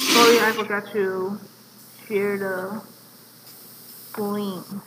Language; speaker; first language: English; non-native, fluent; Chinese